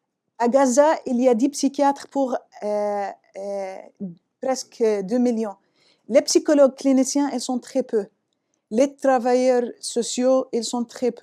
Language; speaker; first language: French; non-native, fluent; Arabic